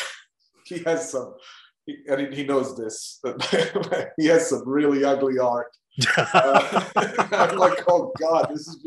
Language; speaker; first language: English; non-native, fluent; Bosnian